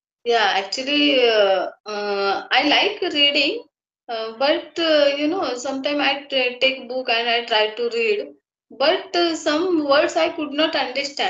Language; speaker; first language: English; non-native, learner; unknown